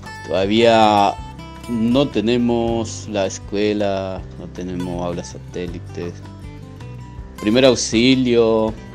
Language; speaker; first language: Spanish; non-native, local second language; Guarani